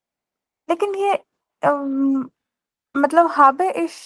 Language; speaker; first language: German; non-native, learner; Urdu